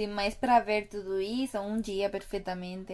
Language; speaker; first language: Portuguese; non-native, fluent; Spanish